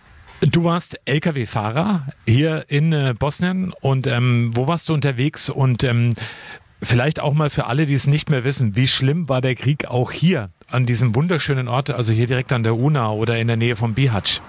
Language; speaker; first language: German; native; German